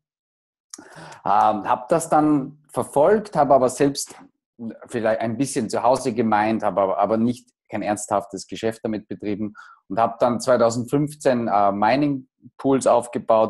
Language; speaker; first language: German; native; German